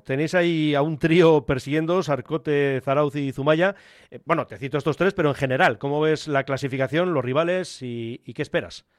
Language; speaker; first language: Spanish; native; Spanish